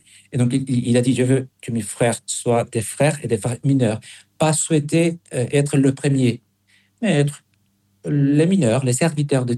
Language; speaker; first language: French; non-native, fluent; Spanish